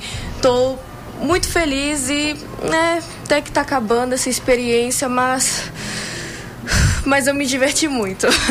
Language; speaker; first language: Portuguese; early bilingual, heritage; Portuguese